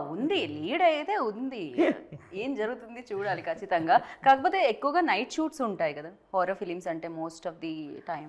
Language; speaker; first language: Telugu; native; Telugu